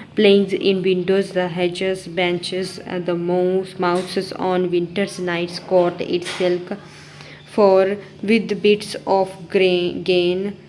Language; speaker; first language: English; non-native, local second language; Punjabi